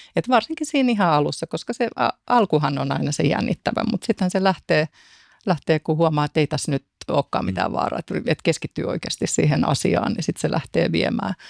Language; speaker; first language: Finnish; native; Finnish